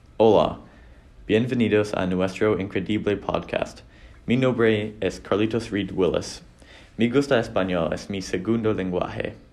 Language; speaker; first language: Spanish; non-native, learner; English